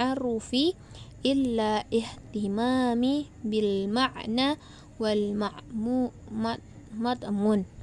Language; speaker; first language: Arabic; non-native, learner; Indonesian